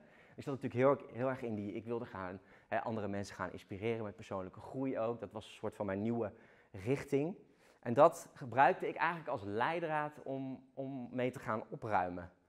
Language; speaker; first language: Dutch; native; Dutch